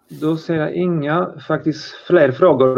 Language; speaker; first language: Swedish; non-native, fluent; Polish